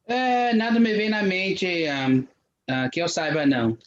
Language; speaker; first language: Portuguese; non-native, fluent; English